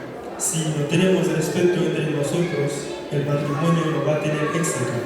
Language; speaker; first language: Spanish; non-native, fluent; Haitian Creole